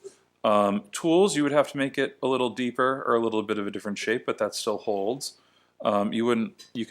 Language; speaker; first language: English; native; English